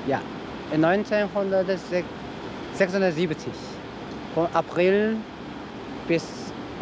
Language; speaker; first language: German; non-native, learner; Chinese